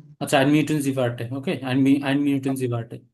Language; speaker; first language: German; non-native, learner; Bangla